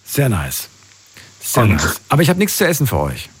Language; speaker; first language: German; native; German